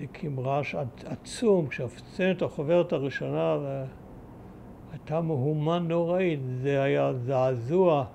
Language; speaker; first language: Hebrew; early bilingual, other home language; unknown